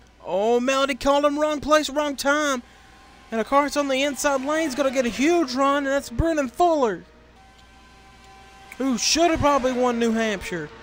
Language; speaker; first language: English; native; English